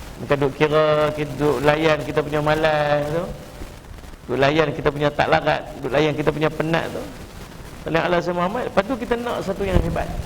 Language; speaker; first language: Malay; native; Malay